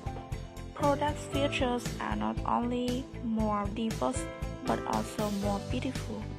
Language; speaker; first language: English; non-native, learner; Vietnamese